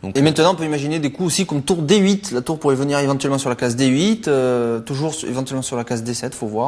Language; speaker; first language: French; native; French